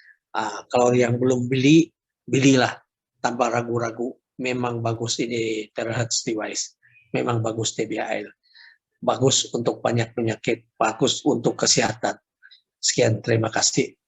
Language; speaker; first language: Indonesian; non-native, local second language; Chinese